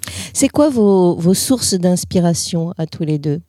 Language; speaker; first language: French; native; French